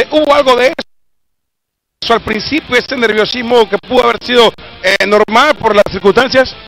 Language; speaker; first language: Spanish; native; Spanish